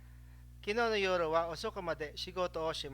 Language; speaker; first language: Japanese; non-native, fluent; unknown